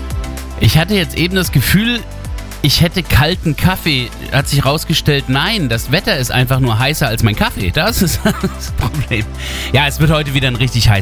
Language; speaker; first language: German; native; German